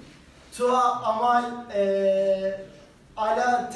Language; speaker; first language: French; non-native, learner; Turkish